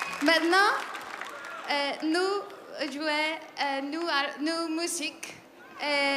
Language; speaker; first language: French; non-native, learner; Spanish